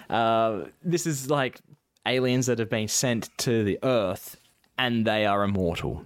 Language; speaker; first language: English; native; English